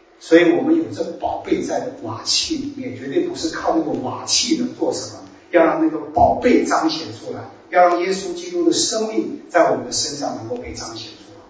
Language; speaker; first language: Chinese; native; Chinese